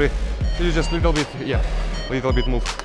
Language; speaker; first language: English; non-native, learner; Russian